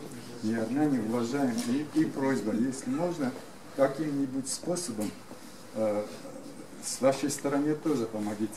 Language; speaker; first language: Russian; non-native, fluent; Armenian